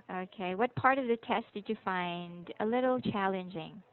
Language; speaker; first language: English; non-native, local second language; Filipino